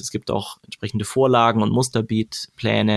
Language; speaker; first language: German; native; German